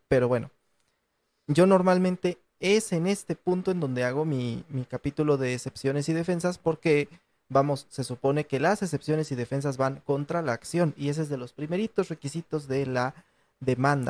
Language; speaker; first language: Spanish; native; Spanish